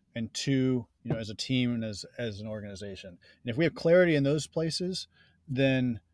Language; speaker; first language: English; native; English